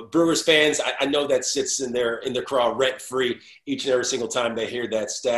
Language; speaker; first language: English; native; English